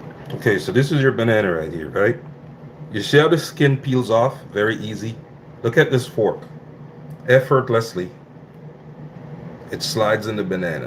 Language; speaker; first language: English; native; English